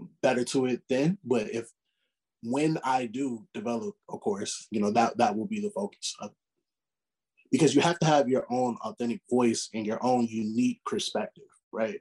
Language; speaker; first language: English; native; English